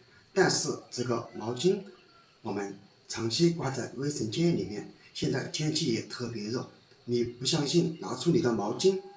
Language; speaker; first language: Chinese; native; Chinese